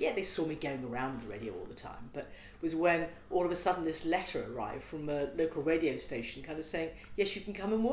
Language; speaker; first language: English; native; English